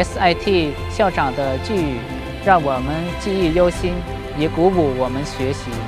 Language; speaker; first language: Chinese; non-native, learner; Lao